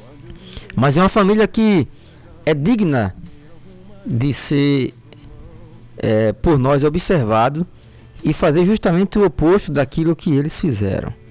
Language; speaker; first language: Portuguese; native; Portuguese